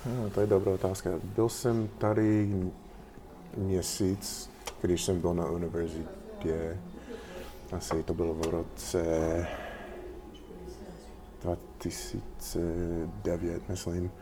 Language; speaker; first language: Czech; non-native, learner; English